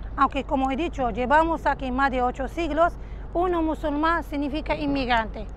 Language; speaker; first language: Spanish; non-native, fluent; Arabic